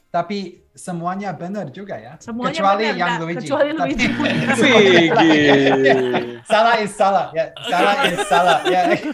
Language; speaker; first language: Indonesian; non-native, fluent; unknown